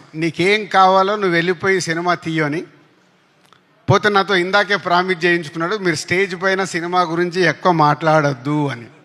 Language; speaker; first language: Telugu; native; Telugu